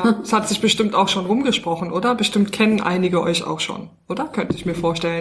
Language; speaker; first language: German; native; German